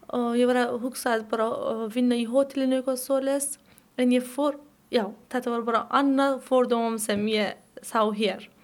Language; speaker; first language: Icelandic; non-native, learner; Persian